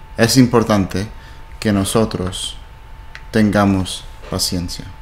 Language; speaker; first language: Spanish; non-native, fluent; English